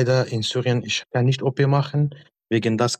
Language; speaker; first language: German; non-native, learner; Arabic